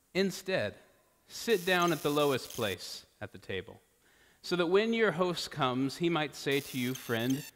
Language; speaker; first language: English; native; English